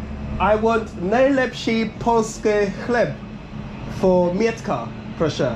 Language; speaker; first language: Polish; non-native, learner; English